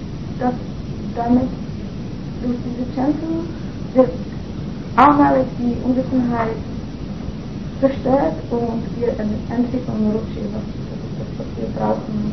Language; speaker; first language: German; non-native, fluent; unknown